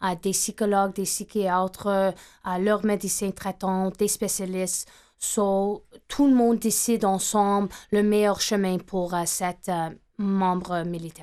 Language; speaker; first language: French; non-native, fluent; English